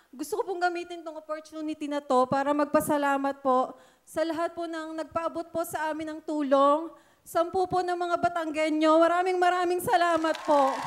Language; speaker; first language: Filipino; native; Filipino